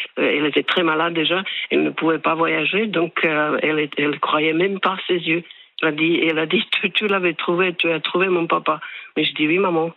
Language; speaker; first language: French; non-native, fluent; Slovak